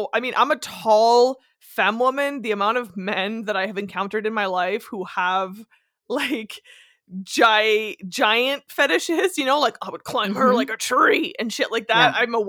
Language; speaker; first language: English; native; English